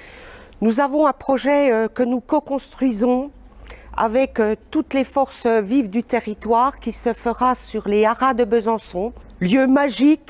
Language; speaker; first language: French; native; French